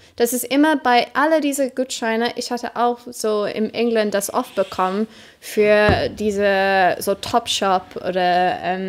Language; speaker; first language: German; non-native, fluent; English